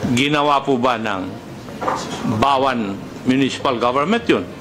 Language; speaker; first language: Filipino; native; Filipino